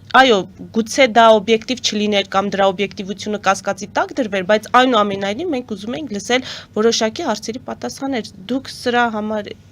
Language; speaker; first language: Armenian; native; Armenian